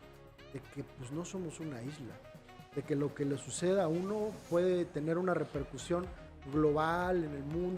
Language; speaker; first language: Spanish; native; Spanish